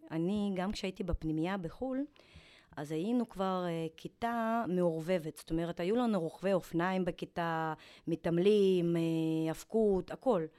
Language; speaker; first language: Hebrew; non-native, fluent; Russian